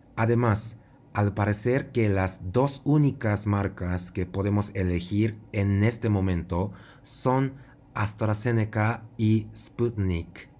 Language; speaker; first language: Spanish; non-native, fluent; Japanese